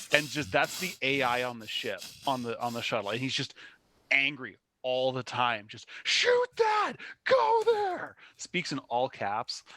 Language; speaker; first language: English; native; English